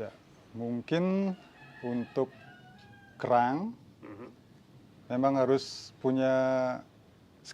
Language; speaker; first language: Indonesian; non-native, local second language; Balinese